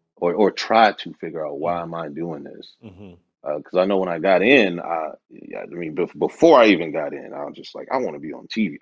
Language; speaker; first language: English; native; English